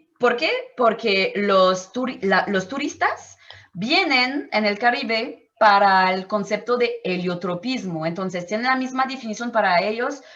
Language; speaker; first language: Spanish; non-native, fluent; French